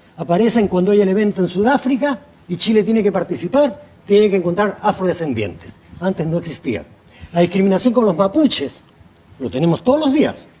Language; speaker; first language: Spanish; native; Spanish